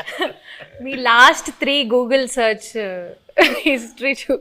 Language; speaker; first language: Telugu; native; Telugu